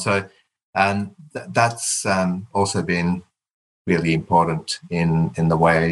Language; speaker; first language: English; non-native, local second language; Tamil